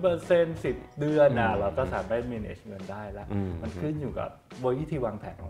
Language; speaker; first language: Thai; native; Thai